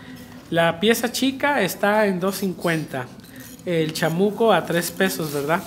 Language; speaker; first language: Spanish; native; Spanish